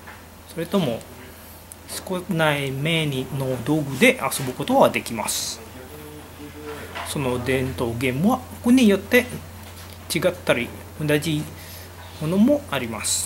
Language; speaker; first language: Japanese; non-native, learner; Indonesian